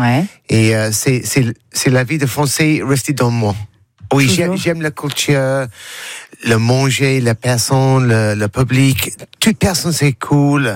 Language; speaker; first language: French; non-native, learner; English